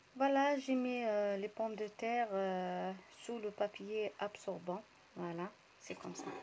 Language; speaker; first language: French; non-native, local second language; Arabic